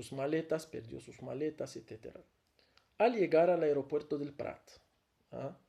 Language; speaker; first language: Spanish; non-native, fluent; Arabic